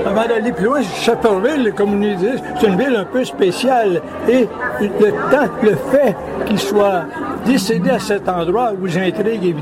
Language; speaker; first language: French; native; French